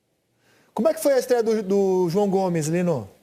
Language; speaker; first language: Portuguese; native; Portuguese